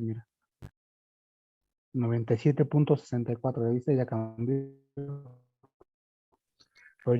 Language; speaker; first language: Spanish; native; Spanish